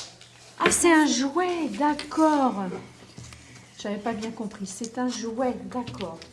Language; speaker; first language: French; native; French